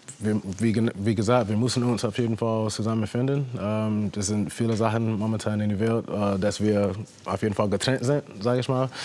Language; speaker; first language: German; non-native, fluent; English